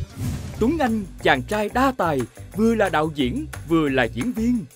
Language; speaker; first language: Vietnamese; native; Vietnamese